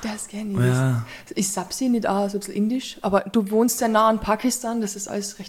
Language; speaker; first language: German; native; German